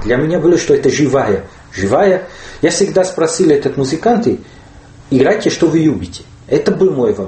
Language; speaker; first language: Russian; non-native, learner; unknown